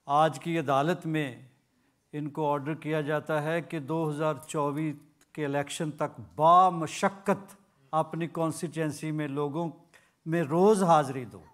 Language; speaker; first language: Hindi; native; Hindi